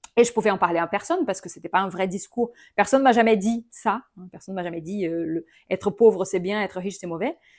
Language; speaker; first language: French; non-native, fluent; Portuguese